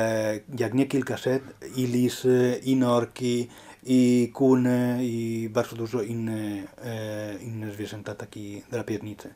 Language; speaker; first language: Polish; non-native, learner; Spanish